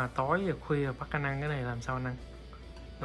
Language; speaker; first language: Vietnamese; native; Vietnamese